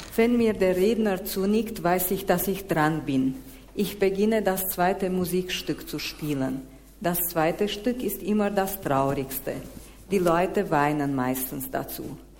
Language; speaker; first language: German; non-native, fluent; Romanian